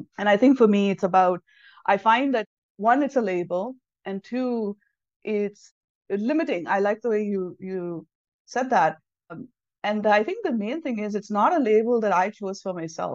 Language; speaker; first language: English; non-native, local second language; Tamil